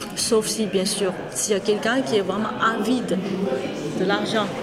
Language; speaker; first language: French; non-native, fluent; Chinese